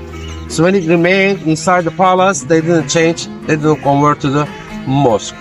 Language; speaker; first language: English; non-native, fluent; Turkish